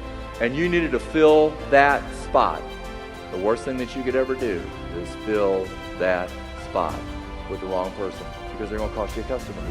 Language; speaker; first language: English; native; English